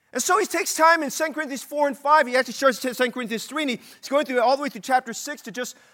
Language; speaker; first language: English; native; English